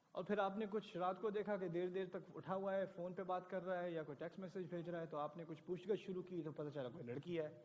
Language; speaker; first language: Urdu; early bilingual, heritage; Urdu